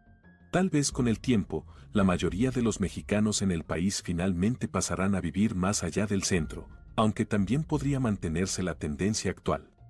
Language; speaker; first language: Spanish; native; Spanish